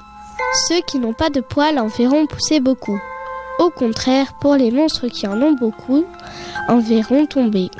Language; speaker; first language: French; native; French